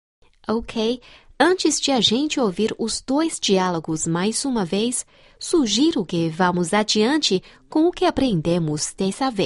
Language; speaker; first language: Portuguese; non-native, fluent; Chinese